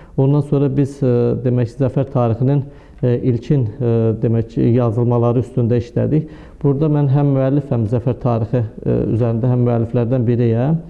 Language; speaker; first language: Azerbaijani; native; Azerbaijani